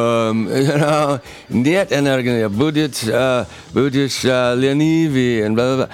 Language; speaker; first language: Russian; non-native, learner; English